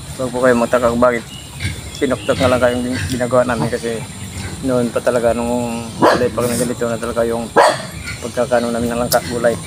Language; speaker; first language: Filipino; non-native, local second language; Hiligaynon